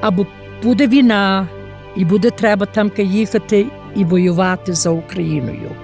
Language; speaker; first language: Ukrainian; early bilingual, heritage; Ukrainian